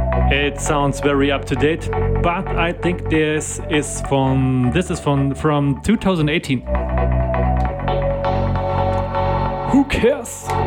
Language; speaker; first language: English; non-native, fluent; German